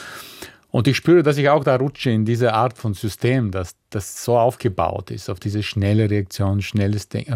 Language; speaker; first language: German; non-native, fluent; Bulgarian